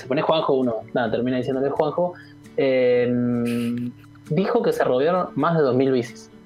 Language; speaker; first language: Spanish; native; Spanish